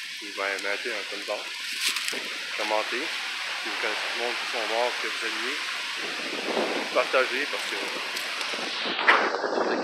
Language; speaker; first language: French; native; French